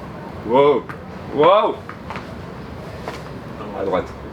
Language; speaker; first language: French; native; French